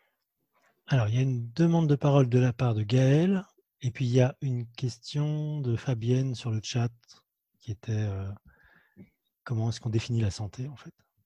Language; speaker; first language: French; native; French